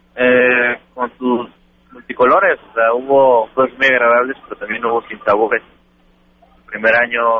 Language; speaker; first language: Spanish; native; Spanish